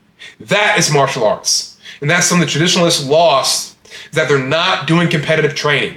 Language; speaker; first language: English; native; English